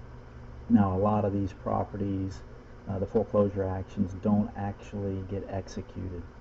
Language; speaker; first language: English; native; English